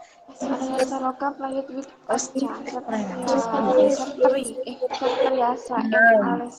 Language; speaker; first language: English; non-native, learner; Indonesian